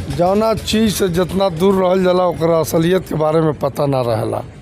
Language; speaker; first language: Bhojpuri; native; Bhojpuri